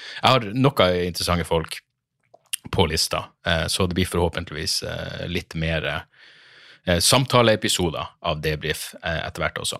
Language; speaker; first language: Norwegian; native; Norwegian